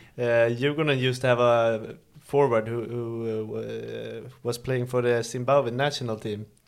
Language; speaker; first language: English; non-native, fluent; Swedish